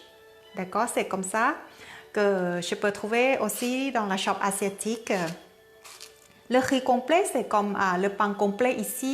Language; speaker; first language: French; non-native, learner; Thai